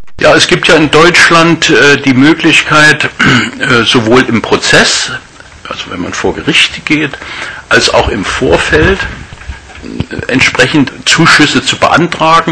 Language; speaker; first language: German; native; German